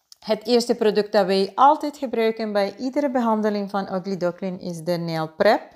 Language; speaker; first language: Dutch; non-native, fluent; Spanish